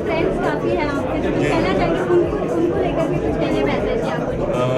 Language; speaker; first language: Hindi; native; Hindi